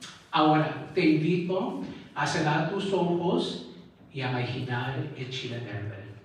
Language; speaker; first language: Spanish; early bilingual, heritage; Spanish